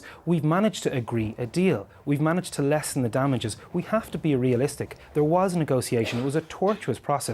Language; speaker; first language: English; native; English